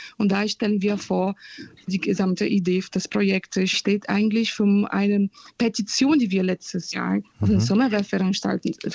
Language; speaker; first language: German; non-native, fluent; Portuguese